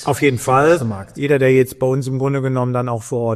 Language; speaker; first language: German; native; German